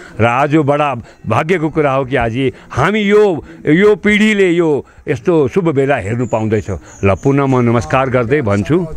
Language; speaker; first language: Nepali; native; Nepali